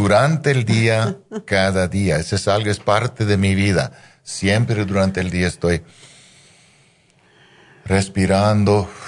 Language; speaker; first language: Spanish; non-native, fluent; English